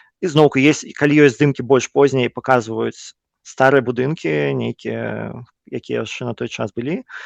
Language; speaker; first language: Belarusian; non-native, local second language; Russian